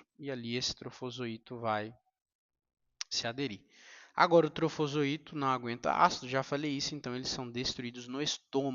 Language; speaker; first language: Portuguese; native; Portuguese